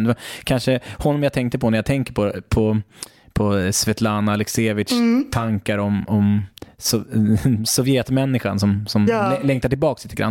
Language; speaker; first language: Swedish; native; Swedish